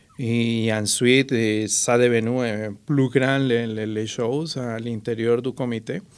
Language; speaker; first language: French; non-native, fluent; Spanish